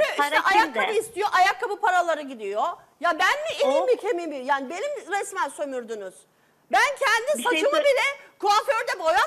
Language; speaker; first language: Turkish; native; Turkish